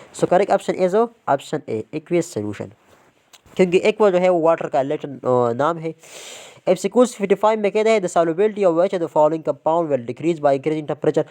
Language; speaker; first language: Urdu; non-native, local second language; Pashto